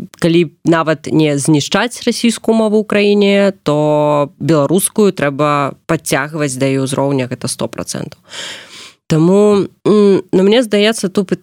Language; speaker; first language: Belarusian; non-native, local second language; Russian